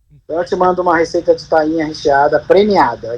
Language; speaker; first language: Portuguese; native; Portuguese